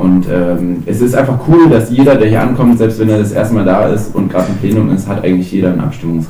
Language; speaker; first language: German; native; German